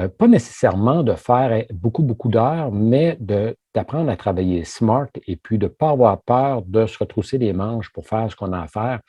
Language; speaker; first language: French; native; French